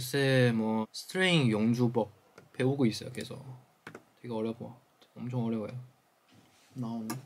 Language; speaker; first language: Korean; non-native, fluent; Chinese